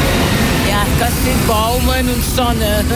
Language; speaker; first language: German; non-native, learner; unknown